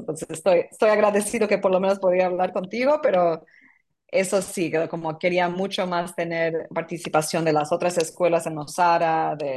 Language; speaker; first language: Spanish; non-native, fluent; English